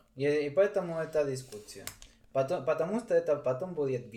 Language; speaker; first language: Russian; non-native, learner; Spanish